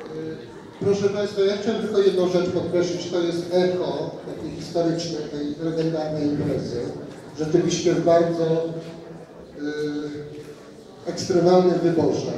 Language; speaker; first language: Polish; native; Polish